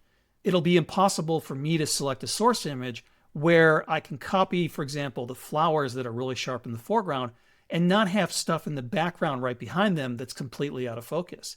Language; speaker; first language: English; native; English